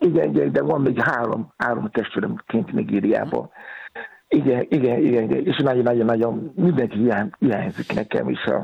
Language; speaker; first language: Hungarian; non-native, learner; Yoruba